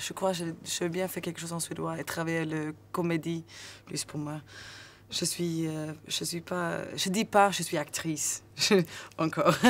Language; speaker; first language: French; non-native, learner; Swedish